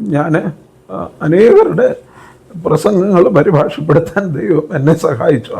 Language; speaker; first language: Malayalam; native; Malayalam